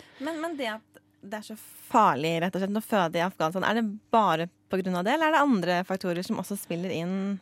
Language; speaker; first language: Norwegian; native; Norwegian